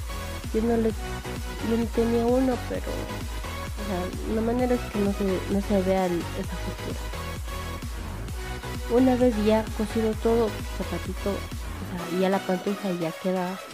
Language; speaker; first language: Spanish; native; Spanish